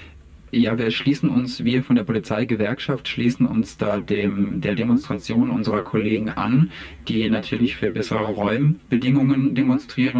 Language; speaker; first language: German; native; German